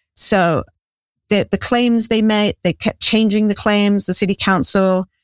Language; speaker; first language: English; native; English